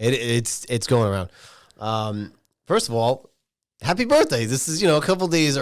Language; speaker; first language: English; native; English